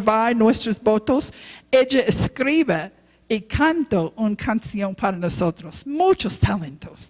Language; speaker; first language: Spanish; non-native, learner; English